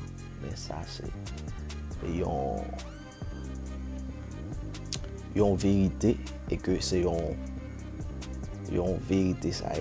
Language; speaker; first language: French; non-native, local second language; Haitian Creole